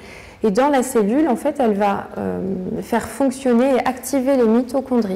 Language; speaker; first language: French; native; French